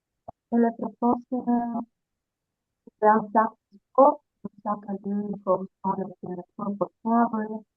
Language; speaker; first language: French; non-native, learner; Spanish